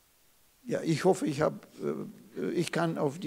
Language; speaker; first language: German; non-native, fluent; Russian